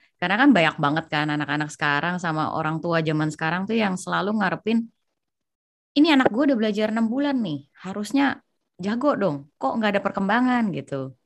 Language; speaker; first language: Indonesian; native; Indonesian